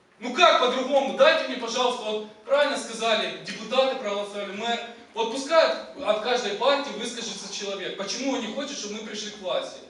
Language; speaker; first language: Russian; non-native, local second language; Ukrainian